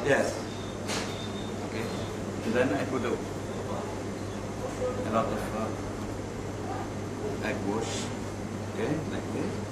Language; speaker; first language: English; non-native, learner; Italian